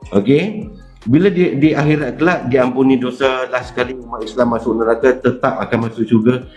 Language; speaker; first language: Malay; native; Malay